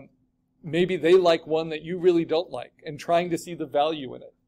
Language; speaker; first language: English; native; English